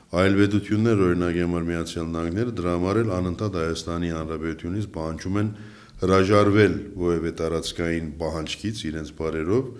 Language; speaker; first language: Armenian; early bilingual, heritage; Armenian